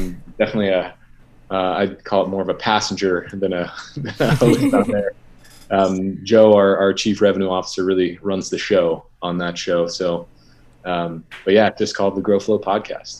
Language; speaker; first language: English; native; English